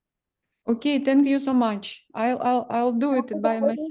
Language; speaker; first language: English; non-native, learner; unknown